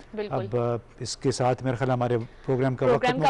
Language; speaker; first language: Urdu; native; Urdu